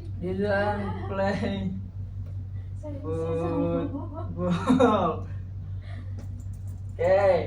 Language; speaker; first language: English; non-native, learner; Indonesian